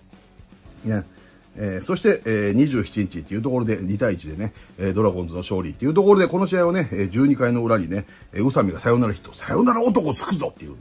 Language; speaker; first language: Japanese; native; Japanese